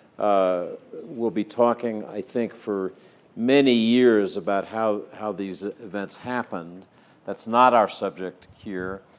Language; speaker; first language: English; native; English